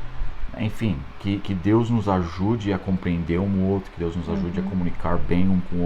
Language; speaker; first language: Portuguese; non-native, fluent; English